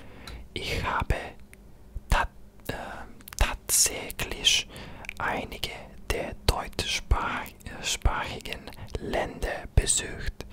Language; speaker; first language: German; non-native, learner; English